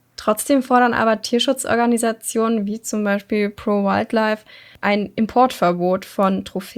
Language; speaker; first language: German; native; German